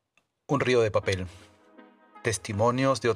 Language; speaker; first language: Spanish; native; Spanish